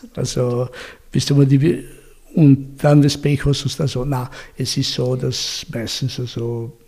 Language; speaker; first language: German; native; German